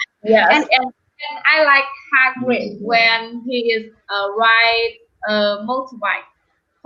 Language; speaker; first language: English; non-native, learner; Vietnamese